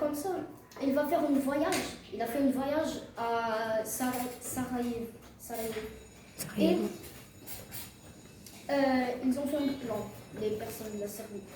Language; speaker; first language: French; non-native, learner; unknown